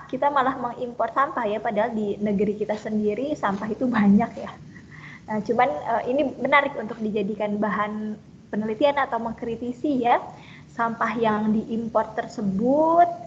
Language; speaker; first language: Indonesian; native; Indonesian